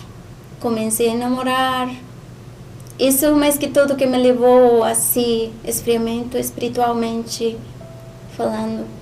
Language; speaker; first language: Portuguese; non-native, learner; Spanish